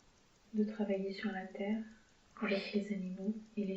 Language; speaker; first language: French; native; French